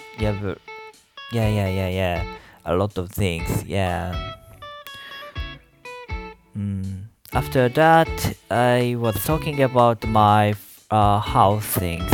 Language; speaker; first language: English; non-native, learner; Japanese